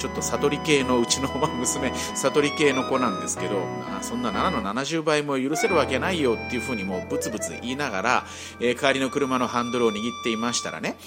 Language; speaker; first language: Japanese; native; Japanese